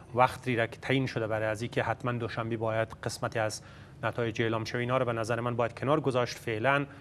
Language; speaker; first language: Persian; native; Persian